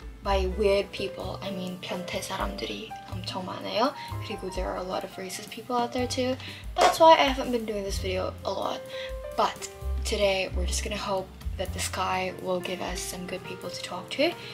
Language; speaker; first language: English; non-native, local second language; Filipino